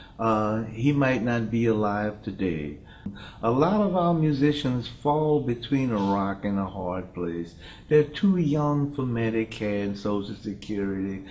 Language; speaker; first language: English; native; English